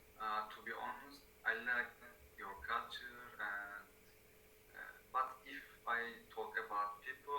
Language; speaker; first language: English; non-native, learner; Turkish